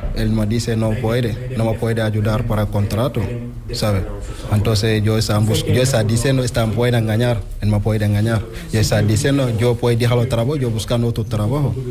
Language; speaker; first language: Spanish; non-native, learner; Wolof